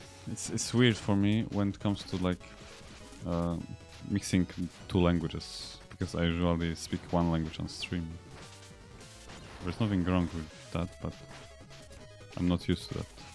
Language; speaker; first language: English; non-native, fluent; Polish